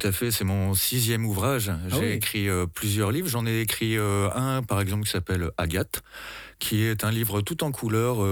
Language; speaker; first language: French; native; French